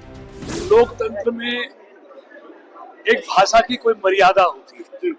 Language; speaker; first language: Hindi; native; Hindi